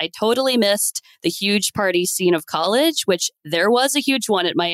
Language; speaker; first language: English; native; English